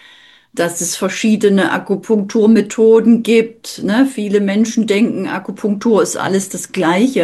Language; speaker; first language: German; native; German